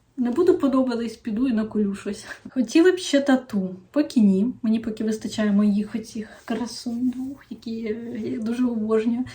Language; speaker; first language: Ukrainian; non-native, local second language; Russian